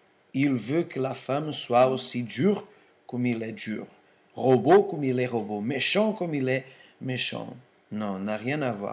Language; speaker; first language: French; non-native, fluent; Portuguese